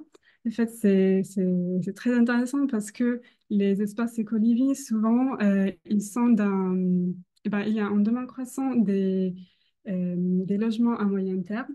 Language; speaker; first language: French; non-native, fluent; Italian